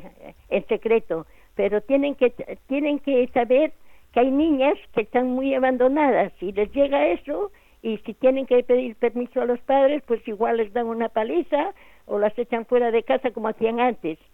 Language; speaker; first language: Spanish; native; Spanish